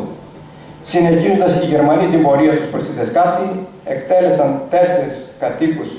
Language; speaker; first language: Greek; native; Greek